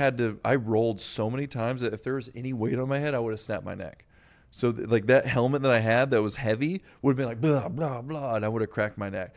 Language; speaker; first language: English; native; English